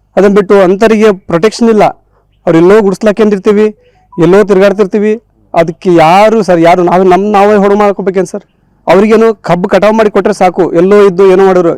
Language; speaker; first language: Kannada; non-native, local second language; Lambadi